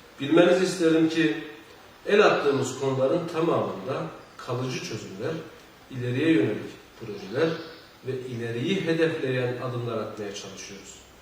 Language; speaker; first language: Turkish; native; Turkish